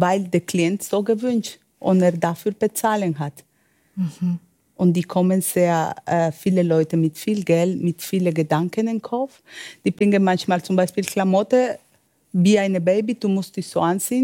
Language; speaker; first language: German; non-native, learner; Spanish